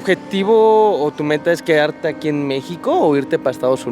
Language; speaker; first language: Spanish; native; Spanish